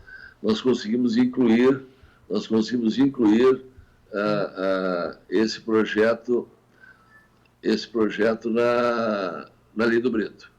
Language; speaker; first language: Portuguese; native; Portuguese